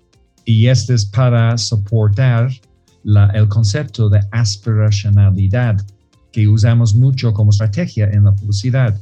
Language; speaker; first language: Spanish; non-native, fluent; English